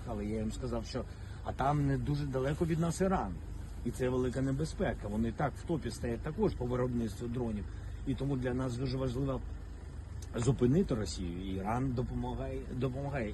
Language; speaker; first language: Ukrainian; non-native, local second language; Russian